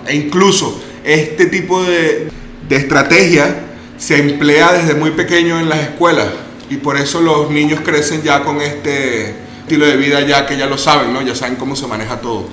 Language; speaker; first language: Spanish; native; Spanish